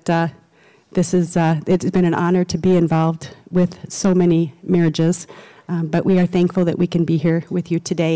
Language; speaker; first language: English; native; English